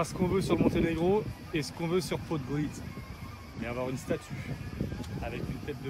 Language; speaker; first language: French; native; French